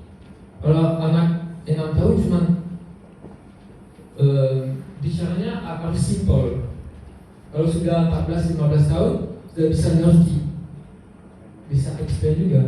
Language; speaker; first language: Indonesian; non-native, learner; French